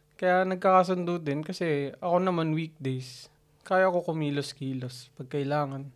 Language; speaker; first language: Filipino; native; Filipino